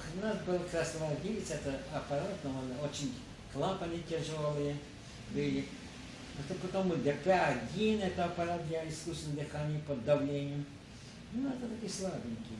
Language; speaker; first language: Russian; non-native, local second language; Ukrainian